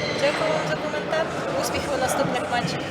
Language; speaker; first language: Ukrainian; native; Ukrainian